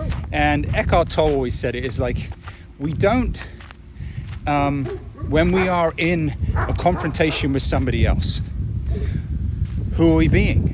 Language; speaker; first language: English; native; English